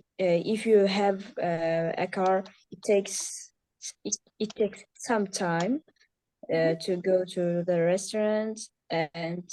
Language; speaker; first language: English; non-native, learner; Uzbek